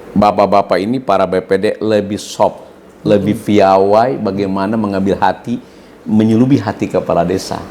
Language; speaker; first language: Indonesian; non-native, local second language; Sundanese